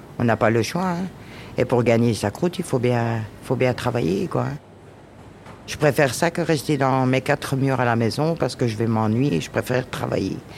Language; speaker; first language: French; native; French